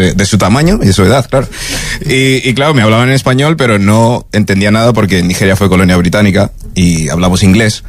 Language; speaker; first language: Spanish; early bilingual, other home language; English